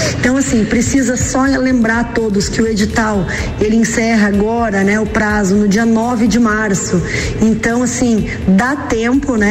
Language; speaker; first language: Portuguese; native; Portuguese